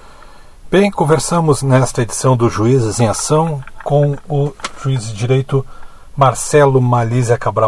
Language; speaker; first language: Portuguese; native; Portuguese